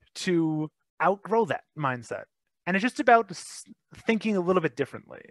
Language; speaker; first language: English; native; English